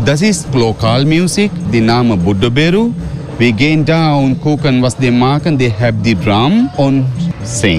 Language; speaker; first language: German; non-native, learner; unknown